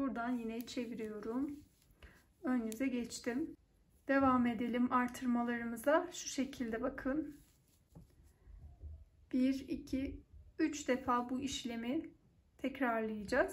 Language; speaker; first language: Turkish; native; Turkish